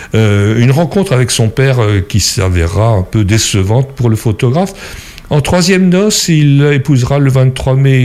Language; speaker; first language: French; native; French